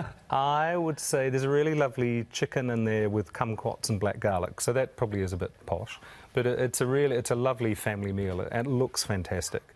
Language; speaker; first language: English; native; English